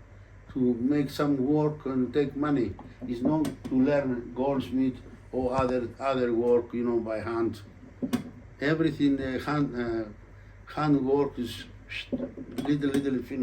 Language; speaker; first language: English; non-native, learner; Greek